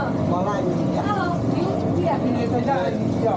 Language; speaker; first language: English; non-native, learner; Chinese